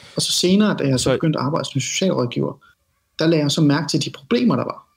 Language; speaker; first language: Danish; early bilingual, other home language; Persian